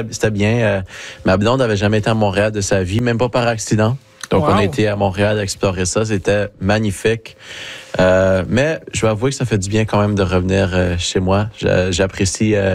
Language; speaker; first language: French; native; French